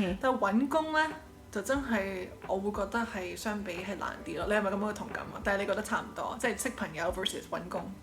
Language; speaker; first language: Cantonese; early bilingual, heritage; Cantonese